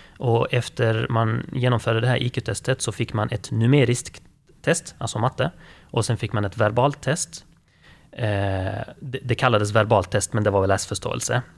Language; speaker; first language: Swedish; early bilingual, other home language; Arabic